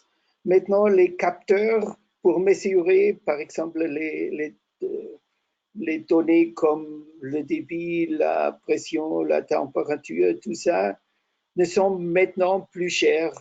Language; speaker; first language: French; non-native, fluent; German